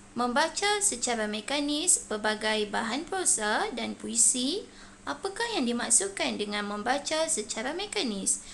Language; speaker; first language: Malay; native; Malay